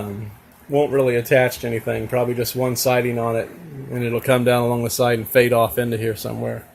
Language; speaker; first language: English; native; English